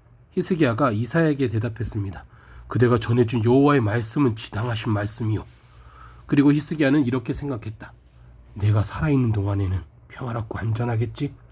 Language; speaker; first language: Korean; native; Korean